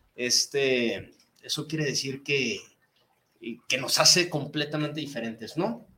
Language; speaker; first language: Spanish; native; Spanish